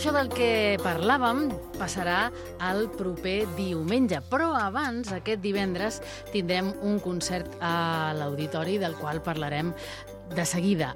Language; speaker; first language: Catalan; native; Catalan